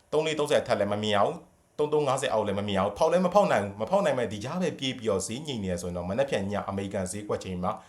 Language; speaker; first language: Burmese; native; Burmese